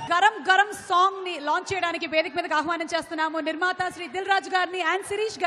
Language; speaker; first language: Telugu; native; Telugu